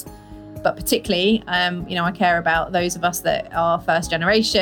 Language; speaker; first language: English; native; English